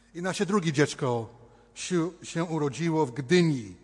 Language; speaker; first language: Polish; early bilingual, other home language; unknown